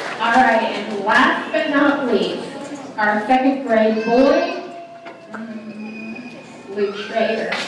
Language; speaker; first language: English; native; English